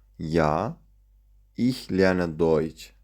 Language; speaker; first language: German; non-native, fluent; Central Kurdish